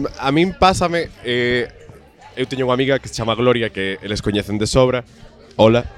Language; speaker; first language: Galician; non-native, local second language; Spanish